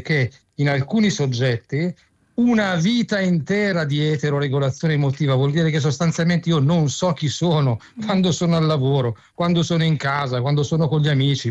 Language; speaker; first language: Italian; native; Italian